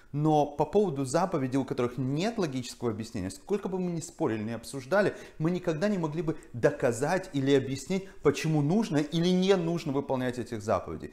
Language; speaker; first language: Russian; native; Russian